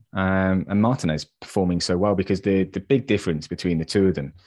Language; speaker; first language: English; native; English